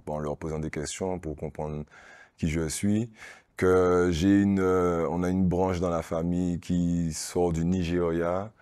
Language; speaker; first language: French; native; French